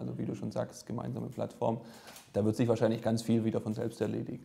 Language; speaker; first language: German; native; German